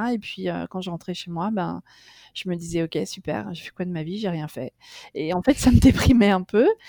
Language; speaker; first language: French; native; French